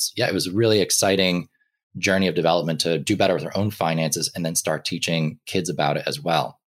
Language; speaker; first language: English; native; English